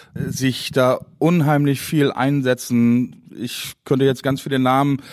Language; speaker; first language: German; non-native, local second language; Low German